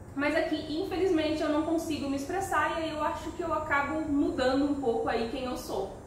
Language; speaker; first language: Portuguese; native; Portuguese